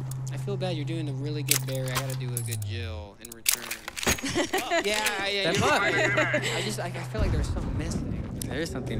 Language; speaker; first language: English; native; English